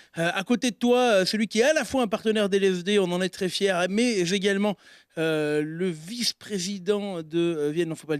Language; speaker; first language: French; native; French